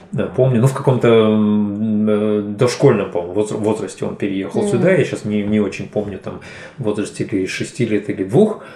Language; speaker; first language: Russian; non-native, local second language; Tajik